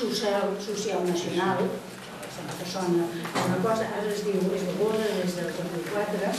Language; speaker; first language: Catalan; native; Catalan